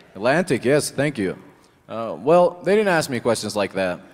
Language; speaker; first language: English; non-native, fluent; Arabic